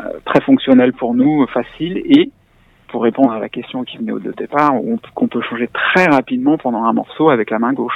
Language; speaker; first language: French; native; French